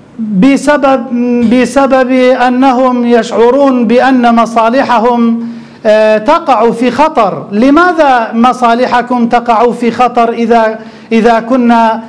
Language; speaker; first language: Arabic; non-native, local second language; Kurdish